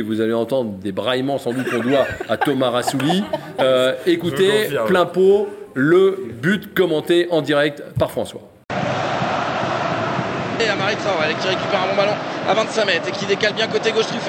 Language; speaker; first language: French; native; French